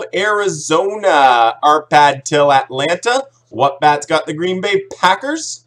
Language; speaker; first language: English; native; English